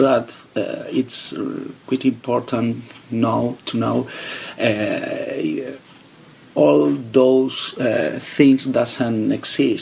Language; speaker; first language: English; non-native, fluent; Spanish